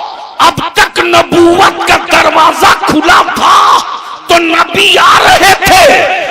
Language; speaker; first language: Hindi; native; Hindi